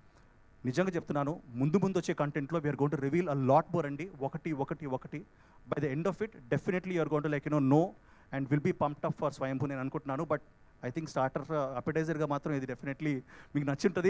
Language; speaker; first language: Telugu; native; Telugu